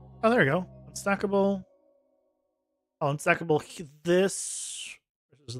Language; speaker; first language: English; native; English